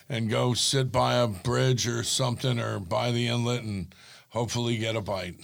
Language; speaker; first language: English; native; English